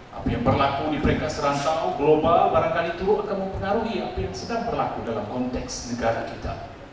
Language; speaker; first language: Malay; non-native, local second language; Tamil